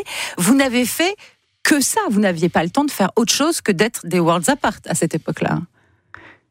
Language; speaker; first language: French; native; French